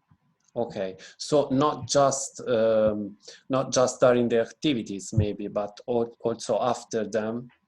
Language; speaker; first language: English; non-native, fluent; Italian